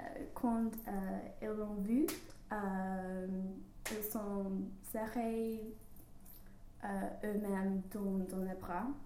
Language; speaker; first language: French; non-native, learner; English